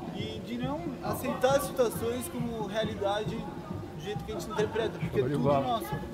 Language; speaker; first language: Portuguese; early bilingual, other home language; Spanish